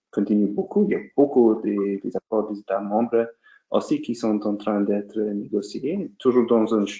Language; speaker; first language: French; non-native, fluent; English